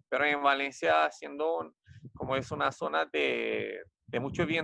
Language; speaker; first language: Spanish; non-native, fluent; Romanian